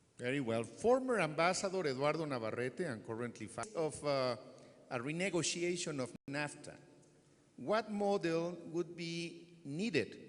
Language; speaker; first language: English; non-native, fluent; Spanish